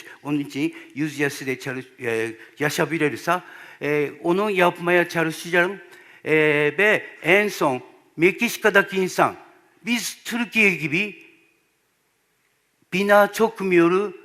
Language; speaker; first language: Turkish; non-native, learner; Japanese